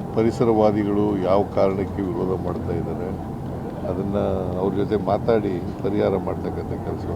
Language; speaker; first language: Kannada; native; Kannada